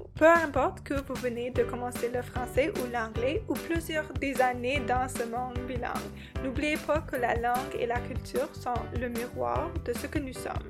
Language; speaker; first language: French; non-native, local second language; English